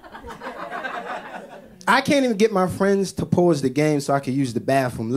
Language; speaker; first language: English; native; English